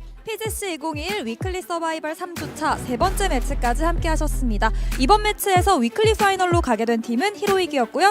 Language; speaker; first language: Korean; native; Korean